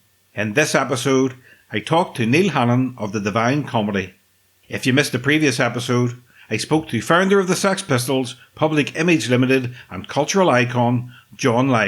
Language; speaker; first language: English; native; English